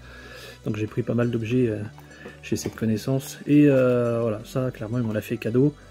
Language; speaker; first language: French; native; French